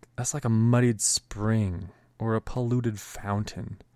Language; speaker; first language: English; native; English